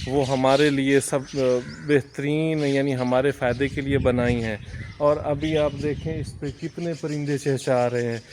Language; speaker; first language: Urdu; non-native, local second language; Punjabi